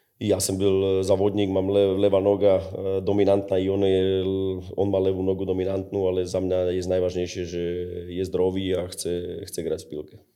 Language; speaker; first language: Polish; non-native, learner; Slovak